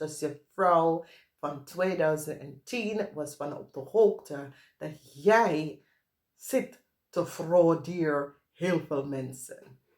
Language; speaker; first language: Dutch; non-native, fluent; English